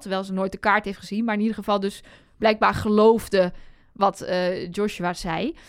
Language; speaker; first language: Dutch; native; Dutch